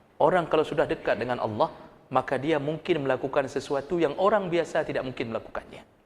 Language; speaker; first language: Malay; non-native, local second language; Achinese